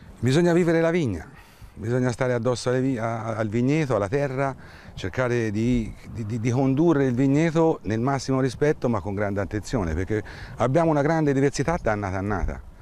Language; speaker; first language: Italian; native; Italian